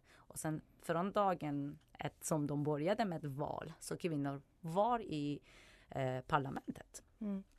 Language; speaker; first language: Swedish; non-native, fluent; Persian